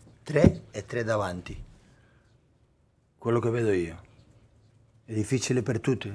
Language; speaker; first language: Italian; non-native, fluent; Catalan